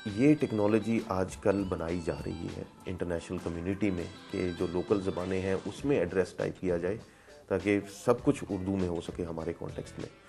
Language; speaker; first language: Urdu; native; Urdu